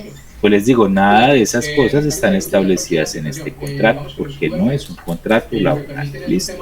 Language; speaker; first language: Spanish; native; Spanish